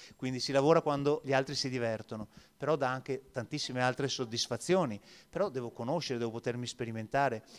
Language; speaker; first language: Italian; native; Italian